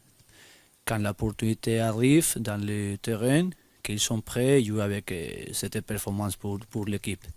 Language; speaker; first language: French; non-native, learner; Spanish